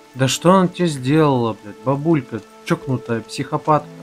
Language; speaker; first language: Russian; native; Russian